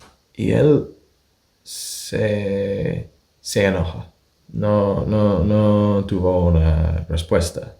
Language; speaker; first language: Spanish; non-native, fluent; English